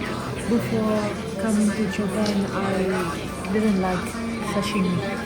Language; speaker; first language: English; non-native, fluent; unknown